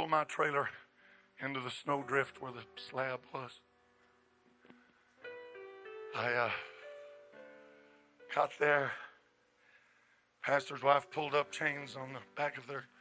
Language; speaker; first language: English; native; English